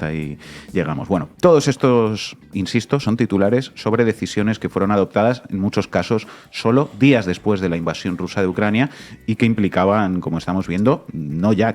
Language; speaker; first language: Spanish; native; Spanish